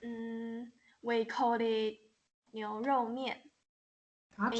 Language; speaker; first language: English; non-native, learner; Chinese